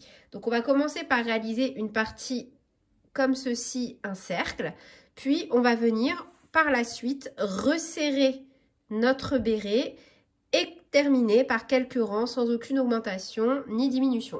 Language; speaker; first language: French; native; French